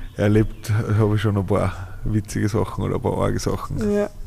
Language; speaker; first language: German; native; German